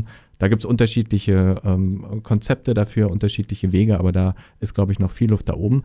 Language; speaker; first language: German; native; German